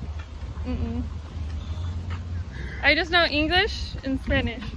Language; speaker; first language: English; native; English